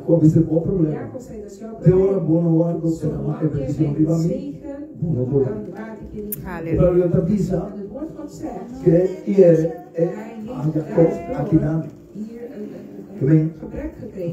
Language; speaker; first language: Dutch; non-native, local second language; Papiamento